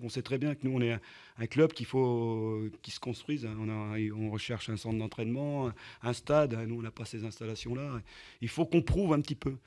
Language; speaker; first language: French; native; French